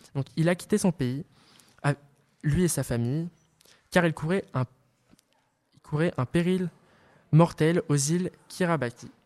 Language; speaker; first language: French; native; French